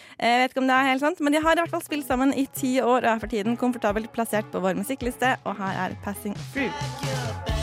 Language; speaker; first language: Norwegian; native; Norwegian